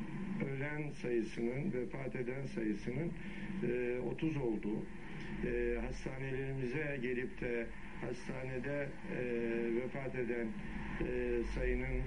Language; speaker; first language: Turkish; native; Turkish